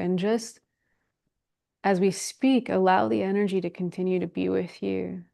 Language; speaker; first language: English; native; English